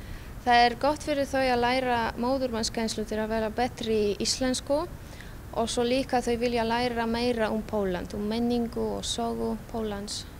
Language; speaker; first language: Icelandic; non-native, fluent; Polish